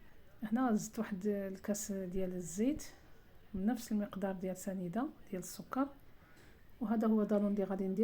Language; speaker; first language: Arabic; native; Arabic